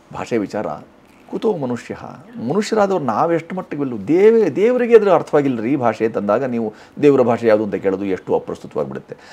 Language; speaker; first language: Kannada; non-native, local second language; Hindi